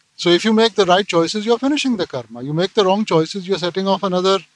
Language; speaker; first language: English; non-native, local second language; Punjabi